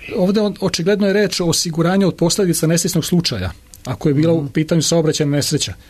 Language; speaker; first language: Serbian; native; Serbian